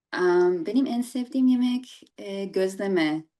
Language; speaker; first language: Turkish; early bilingual, heritage; English